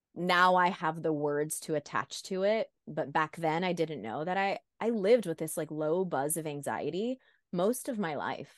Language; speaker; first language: English; native; English